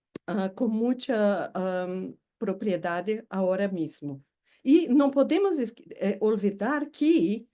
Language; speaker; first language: Spanish; non-native, fluent; Portuguese